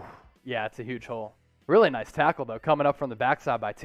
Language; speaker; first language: English; native; English